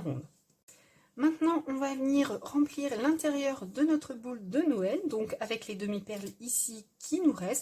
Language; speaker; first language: French; native; French